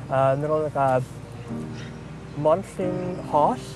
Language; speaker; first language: Mongolian; non-native, learner; English